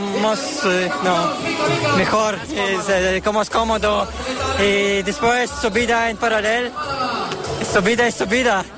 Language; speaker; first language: Spanish; non-native, learner; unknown